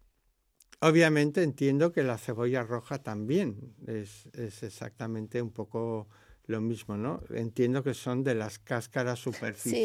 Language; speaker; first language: Spanish; native; Spanish